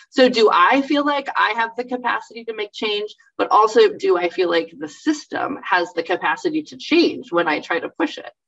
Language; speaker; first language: English; native; English